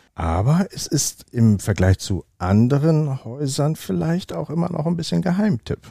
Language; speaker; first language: German; native; German